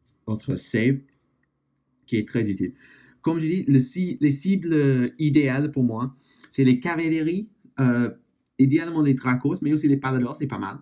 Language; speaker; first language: French; non-native, learner; English